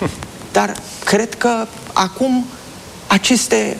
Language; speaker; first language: Romanian; native; Romanian